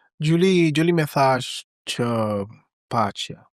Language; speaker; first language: Albanian; non-native, learner; Spanish